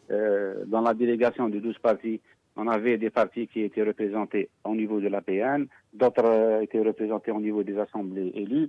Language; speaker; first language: French; non-native, local second language; Arabic